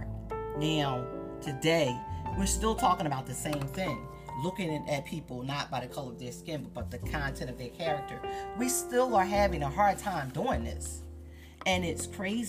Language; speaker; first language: English; native; English